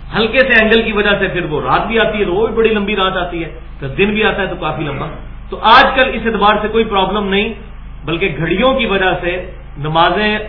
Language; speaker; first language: Urdu; non-native, local second language; Punjabi